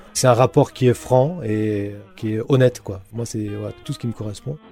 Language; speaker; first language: French; native; French